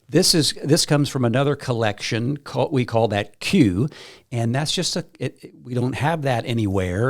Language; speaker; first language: English; native; English